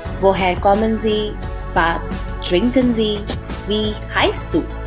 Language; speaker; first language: German; non-native, fluent; Hindi